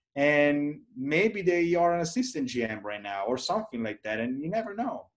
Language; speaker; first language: English; non-native, fluent; Italian